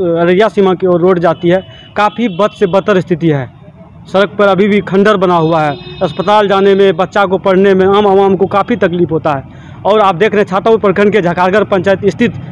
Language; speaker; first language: Hindi; native; Hindi